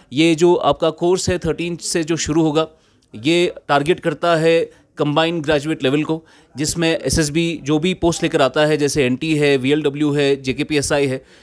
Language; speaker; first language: Hindi; non-native, local second language; Kashmiri